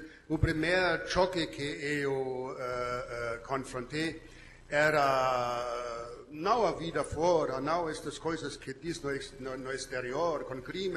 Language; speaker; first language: Portuguese; non-native, fluent; German